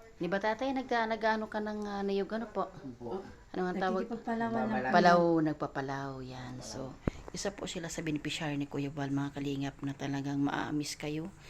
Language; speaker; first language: Filipino; non-native, local second language; Cebuano